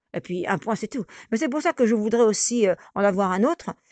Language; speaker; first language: French; native; French